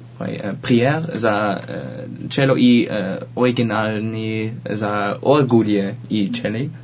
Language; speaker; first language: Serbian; non-native, learner; Dutch